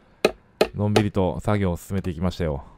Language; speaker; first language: Japanese; native; Japanese